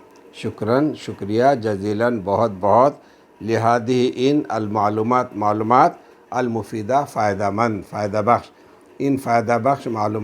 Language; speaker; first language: Urdu; native; Urdu